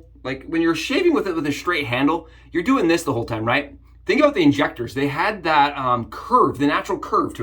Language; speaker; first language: English; native; English